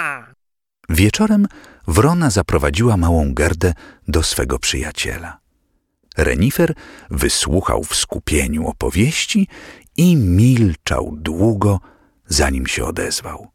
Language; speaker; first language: Polish; native; Polish